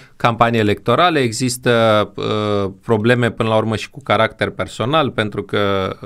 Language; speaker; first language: Romanian; native; Romanian